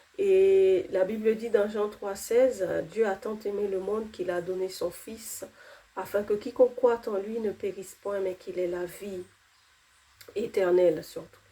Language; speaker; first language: French; non-native, local second language; Haitian Creole